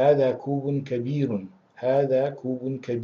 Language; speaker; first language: Arabic; non-native, fluent; Russian